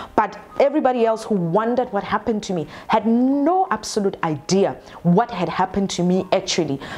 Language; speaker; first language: English; non-native, local second language; Northern Sotho